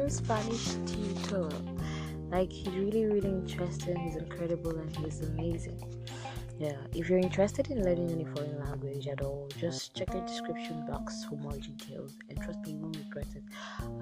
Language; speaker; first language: English; non-native, local second language; Igbo